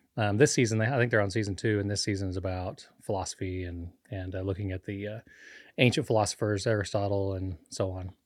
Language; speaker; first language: English; non-native, fluent; Spanish